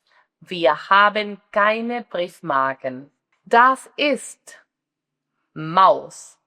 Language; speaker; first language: German; non-native, fluent; Spanish